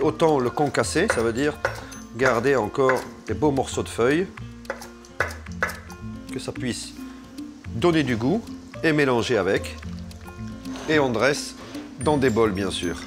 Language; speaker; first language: French; native; French